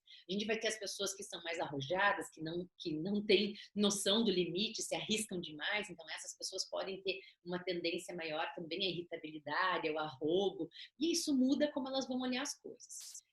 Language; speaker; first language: Portuguese; native; Portuguese